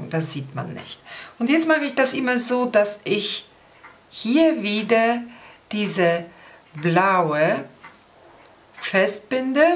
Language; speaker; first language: German; non-native, fluent; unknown